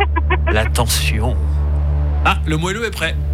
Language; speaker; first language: French; native; French